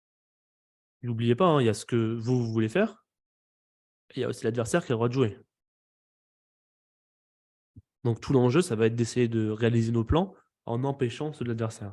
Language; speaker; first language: French; native; French